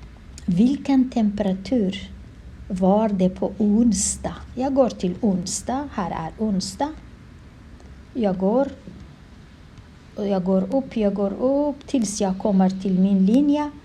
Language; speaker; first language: Swedish; non-native, learner; Kurdish